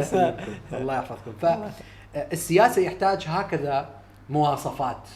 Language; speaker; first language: Arabic; native; Arabic